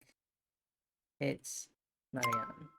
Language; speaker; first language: Dutch; non-native, learner; English